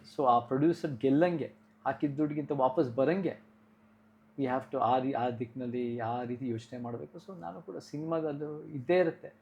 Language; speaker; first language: Kannada; early bilingual, heritage; Kannada